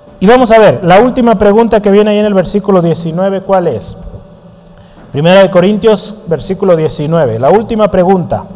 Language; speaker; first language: Spanish; native; Spanish